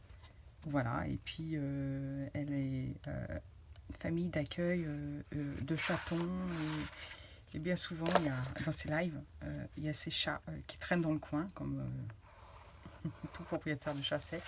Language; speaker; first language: French; native; French